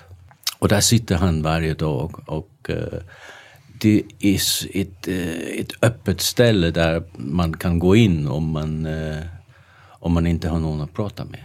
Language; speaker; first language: Swedish; non-native, fluent; Danish